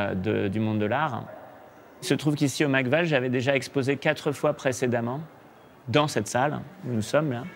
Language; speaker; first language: French; native; French